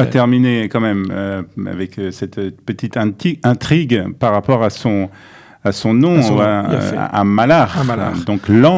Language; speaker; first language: French; native; French